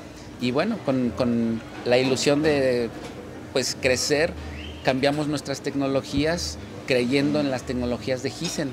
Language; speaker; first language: Spanish; native; Spanish